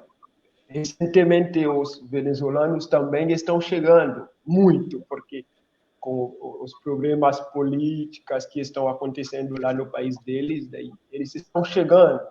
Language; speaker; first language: Portuguese; non-native, local second language; Haitian Creole